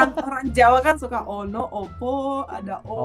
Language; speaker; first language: Indonesian; non-native, fluent; Russian